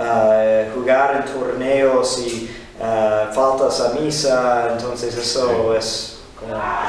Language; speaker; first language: Spanish; non-native, fluent; English